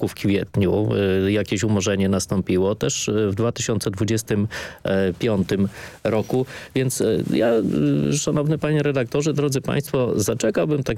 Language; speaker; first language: Polish; native; Polish